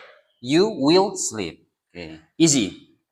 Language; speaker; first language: English; non-native, learner; Indonesian